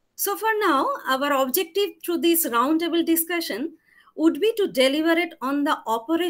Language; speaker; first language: English; non-native, local second language; Bangla